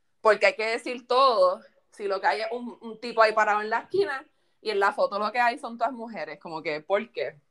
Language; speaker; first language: Spanish; native; Spanish